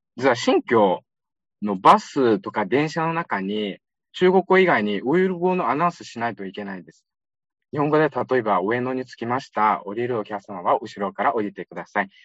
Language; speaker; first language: Japanese; non-native, fluent; Uyghur